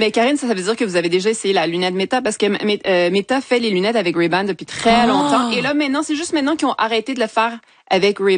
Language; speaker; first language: French; native; French